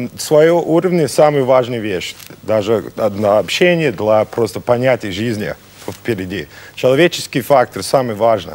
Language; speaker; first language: Russian; non-native, learner; English